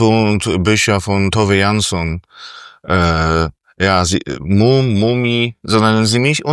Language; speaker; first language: German; non-native, fluent; Polish